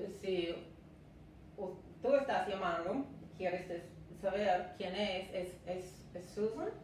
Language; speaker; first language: Spanish; non-native, fluent; English